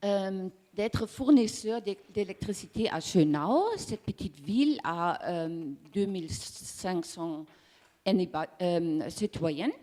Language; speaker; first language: French; non-native, learner; German